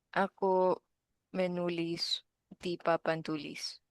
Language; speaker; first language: Indonesian; non-native, learner; Filipino